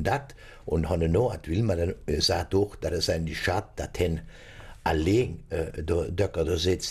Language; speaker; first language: German; native; German